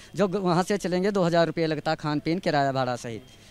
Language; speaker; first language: Hindi; native; Hindi